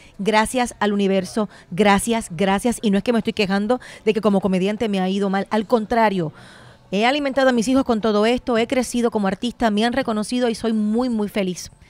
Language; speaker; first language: Spanish; native; Spanish